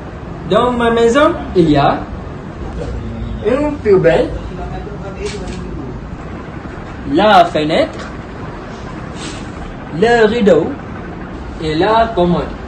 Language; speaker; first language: French; non-native, learner; Malay